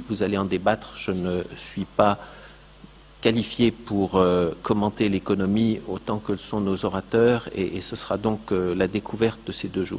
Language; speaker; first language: French; native; French